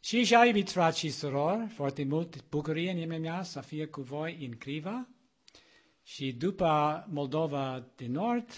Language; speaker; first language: Romanian; non-native, learner; English